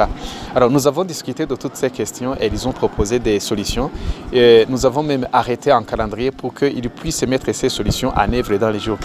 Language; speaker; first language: French; non-native, local second language; Rundi